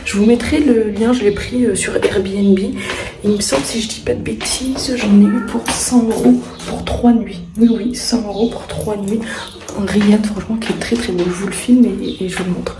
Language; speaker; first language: French; early bilingual, other home language; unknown